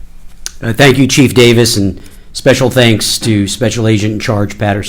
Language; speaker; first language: English; native; English